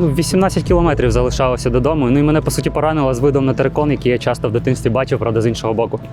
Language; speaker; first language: Ukrainian; non-native, local second language; Russian